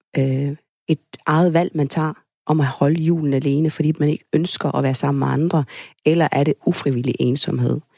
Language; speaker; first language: Danish; early bilingual, other home language; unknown